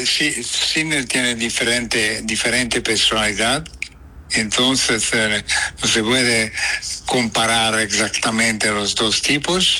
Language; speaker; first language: Spanish; non-native, fluent; Italian